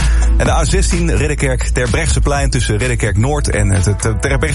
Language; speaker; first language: Dutch; native; Dutch